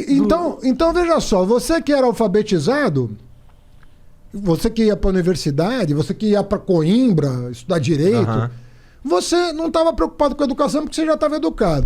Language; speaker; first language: Portuguese; native; Portuguese